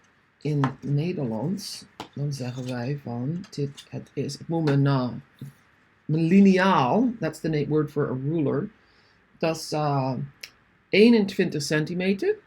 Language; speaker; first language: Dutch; non-native, learner; English